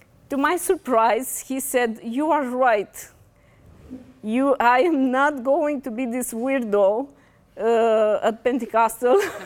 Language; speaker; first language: English; non-native, fluent; Romanian